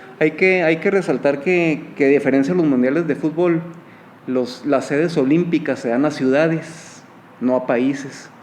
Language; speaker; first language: Spanish; native; Spanish